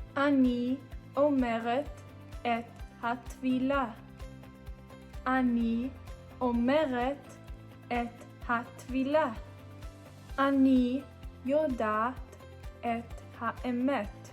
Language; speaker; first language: Hebrew; non-native, fluent; English